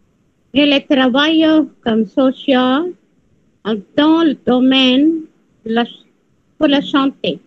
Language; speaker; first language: French; non-native, learner; Tamil